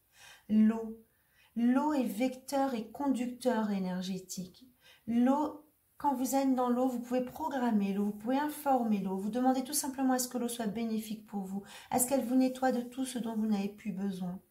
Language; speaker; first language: French; native; French